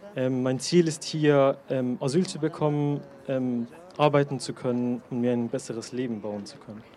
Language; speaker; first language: German; non-native, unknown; Persian